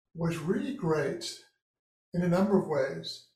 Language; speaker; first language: English; native; English